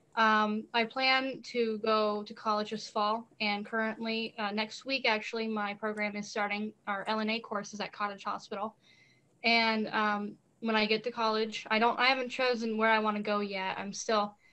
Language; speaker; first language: English; native; English